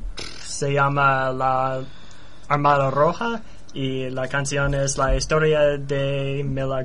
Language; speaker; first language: Spanish; non-native, learner; English